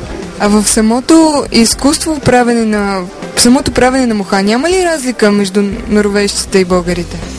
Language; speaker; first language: Bulgarian; native; Bulgarian